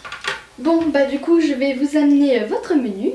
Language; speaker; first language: French; native; French